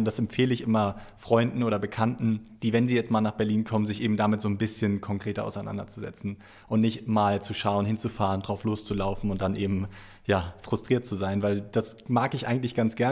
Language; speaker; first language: German; native; German